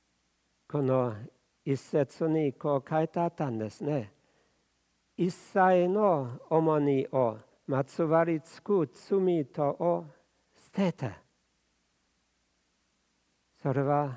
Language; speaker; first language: Japanese; non-native, fluent; German